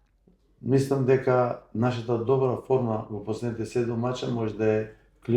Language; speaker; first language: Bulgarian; non-native, learner; Macedonian